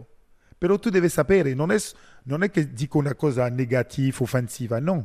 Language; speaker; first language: Spanish; non-native, learner; French